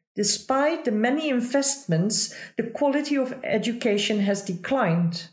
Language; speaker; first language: English; non-native, fluent; Dutch